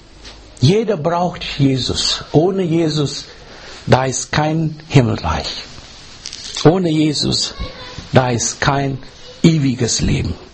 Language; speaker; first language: German; non-native, learner; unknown